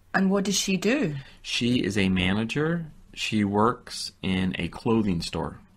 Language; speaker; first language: English; native; English